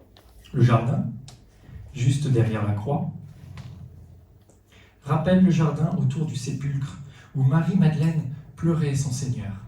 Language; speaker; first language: French; native; French